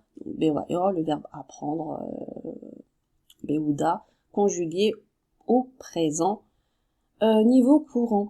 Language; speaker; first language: French; native; French